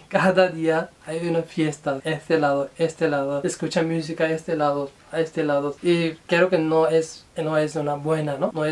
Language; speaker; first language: Spanish; non-native, learner; Urdu